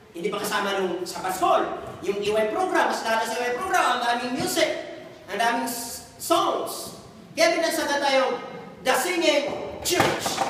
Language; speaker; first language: Filipino; non-native, local second language; Cebuano